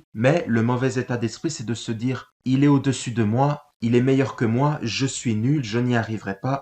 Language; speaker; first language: French; native; French